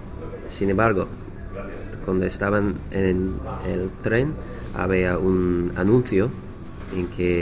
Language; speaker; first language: Spanish; non-native, learner; English